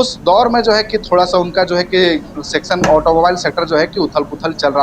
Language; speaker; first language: Hindi; native; Hindi